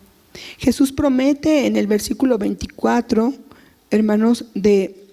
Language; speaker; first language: Spanish; native; Spanish